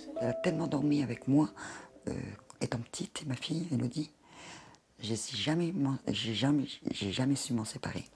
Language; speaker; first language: French; native; French